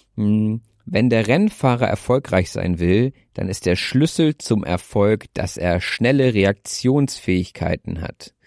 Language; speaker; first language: German; native; German